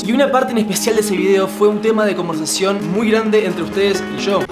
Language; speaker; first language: Spanish; native; Spanish